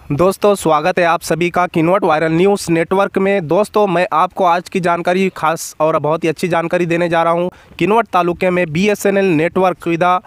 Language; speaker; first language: Hindi; non-native, local second language; Marathi